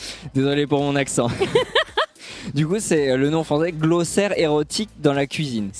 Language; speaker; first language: French; native; French